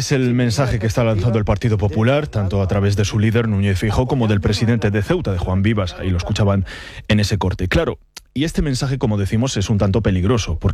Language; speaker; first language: Spanish; native; Spanish